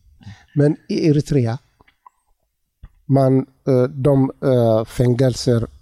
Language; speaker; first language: Swedish; non-native, learner; Tigrinya